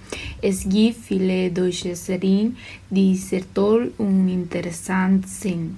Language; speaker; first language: German; non-native, learner; Spanish